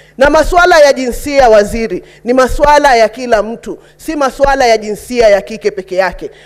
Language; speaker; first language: Swahili; native; Swahili